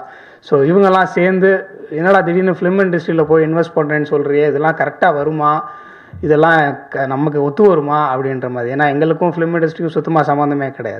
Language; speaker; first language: Tamil; native; Tamil